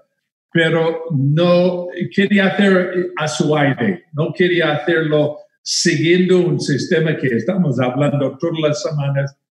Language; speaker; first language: Spanish; non-native, fluent; English